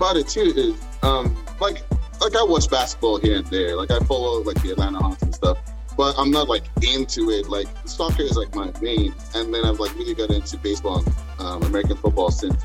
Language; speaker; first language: English; non-native, local second language; Yoruba